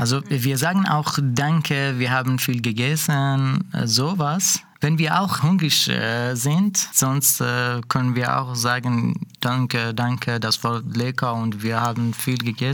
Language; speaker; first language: German; non-native, learner; Persian